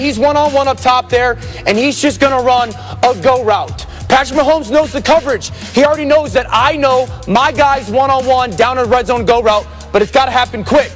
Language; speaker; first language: English; native; English